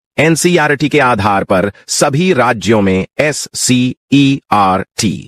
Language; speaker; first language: Hindi; non-native, local second language; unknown